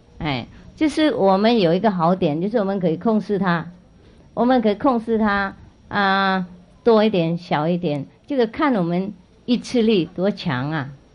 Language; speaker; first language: Chinese; non-native, fluent; Vietnamese